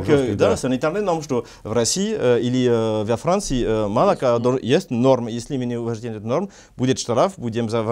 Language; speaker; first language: Russian; non-native, learner; French